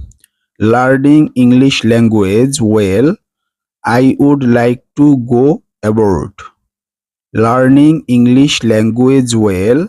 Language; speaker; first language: English; non-native, fluent; Bangla